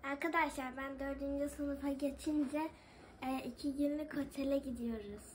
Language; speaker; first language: Turkish; early bilingual, other home language; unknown